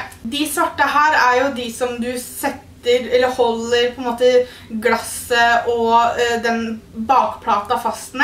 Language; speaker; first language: Norwegian; native; Norwegian